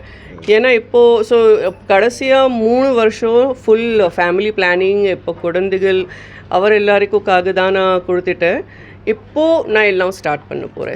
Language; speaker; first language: Tamil; non-native, fluent; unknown